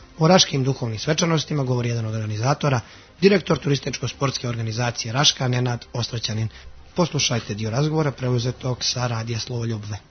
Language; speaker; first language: Serbian; native; Serbian